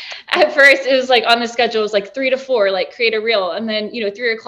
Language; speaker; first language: English; native; English